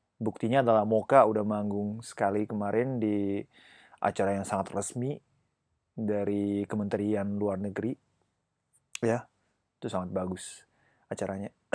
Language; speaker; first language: Indonesian; non-native, fluent; Japanese